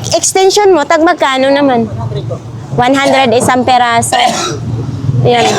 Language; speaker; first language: Filipino; non-native, local second language; Cebuano